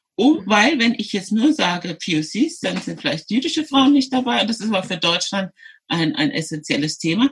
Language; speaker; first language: German; native; German